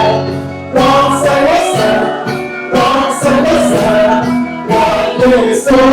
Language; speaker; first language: Thai; native; Thai